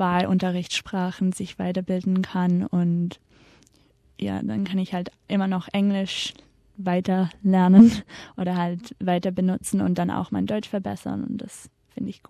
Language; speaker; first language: German; early bilingual, heritage; German